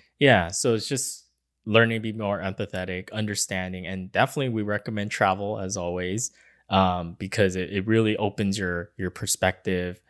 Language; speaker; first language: English; early bilingual, other home language; Chinese